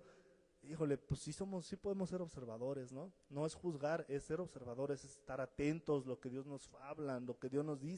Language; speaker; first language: Spanish; native; Spanish